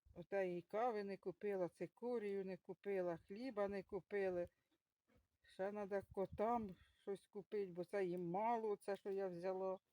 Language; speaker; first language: Ukrainian; native; Ukrainian